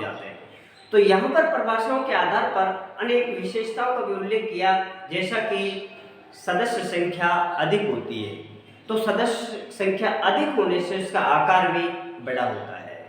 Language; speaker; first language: Hindi; native; Hindi